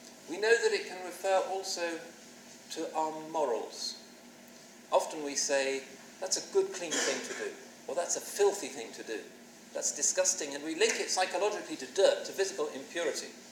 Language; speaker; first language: English; native; English